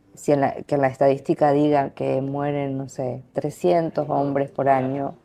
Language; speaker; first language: Spanish; native; Spanish